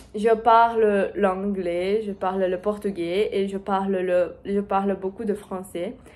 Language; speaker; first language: French; non-native, learner; Portuguese